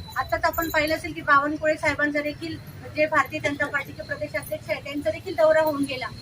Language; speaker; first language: Marathi; native; Marathi